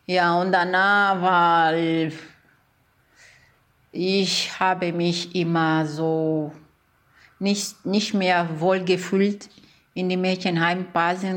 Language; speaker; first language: German; early bilingual, other home language; Portuguese